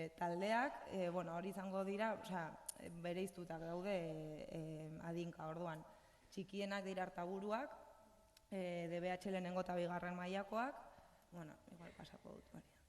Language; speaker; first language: Basque; non-native, local second language; Spanish